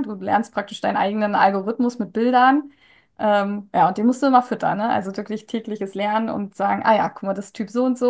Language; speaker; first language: German; native; German